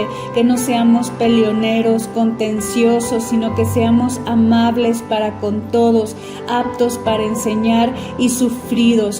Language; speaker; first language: Spanish; native; Spanish